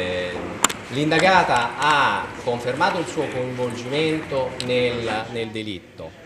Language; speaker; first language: Italian; native; Italian